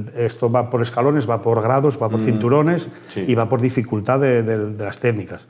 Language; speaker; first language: Spanish; native; Spanish